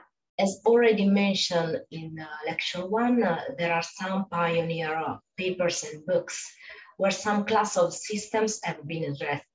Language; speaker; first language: English; non-native, fluent; Italian